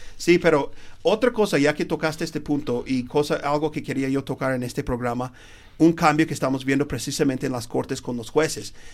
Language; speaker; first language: Spanish; non-native, fluent; English